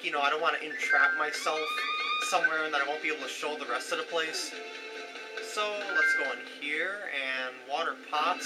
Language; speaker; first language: English; native; English